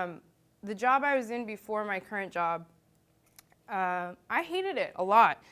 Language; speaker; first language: English; native; English